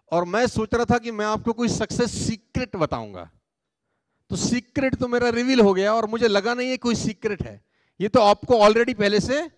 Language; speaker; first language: Hindi; native; Hindi